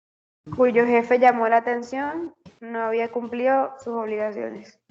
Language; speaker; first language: Spanish; native; Spanish